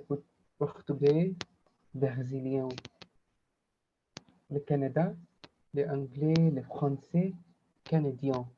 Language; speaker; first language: French; non-native, learner; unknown